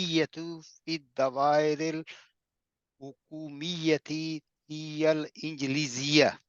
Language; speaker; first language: Arabic; non-native, fluent; Urdu